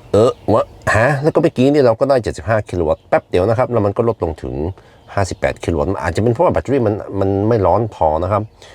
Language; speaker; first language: Thai; non-native, fluent; Norwegian